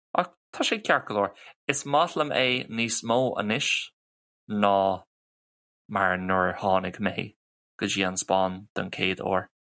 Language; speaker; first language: Irish; non-native, local second language; English